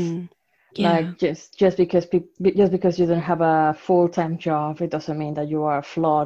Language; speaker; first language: English; non-native, fluent; Spanish